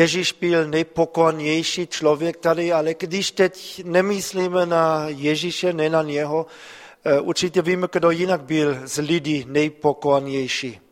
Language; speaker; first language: Czech; non-native, fluent; German